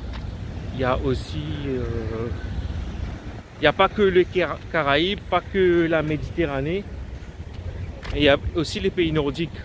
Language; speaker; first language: French; non-native, local second language; Morisyen